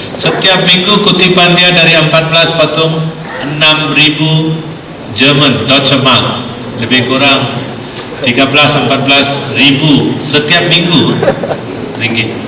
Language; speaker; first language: Malay; non-native, local second language; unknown